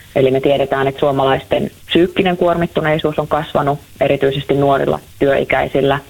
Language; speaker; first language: Finnish; native; Finnish